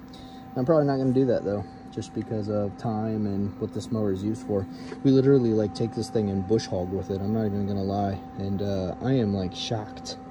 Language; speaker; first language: English; native; English